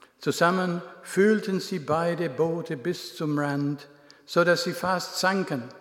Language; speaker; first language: German; non-native, fluent; English